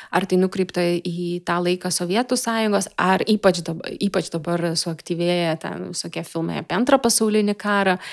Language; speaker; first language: Lithuanian; non-native, local second language; Russian